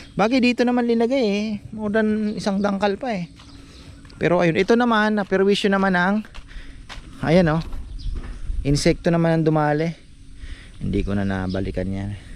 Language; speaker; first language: Filipino; non-native, local second language; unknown